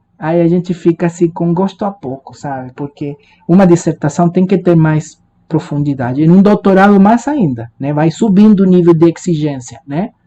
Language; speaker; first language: Portuguese; non-native, fluent; Spanish